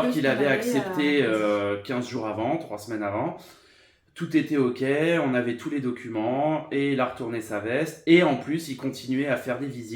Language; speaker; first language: French; native; French